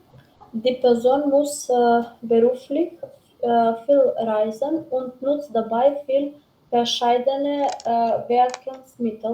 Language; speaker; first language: German; non-native, learner; Macedonian